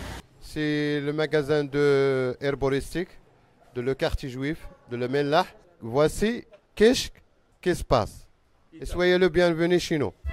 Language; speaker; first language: French; non-native, learner; Arabic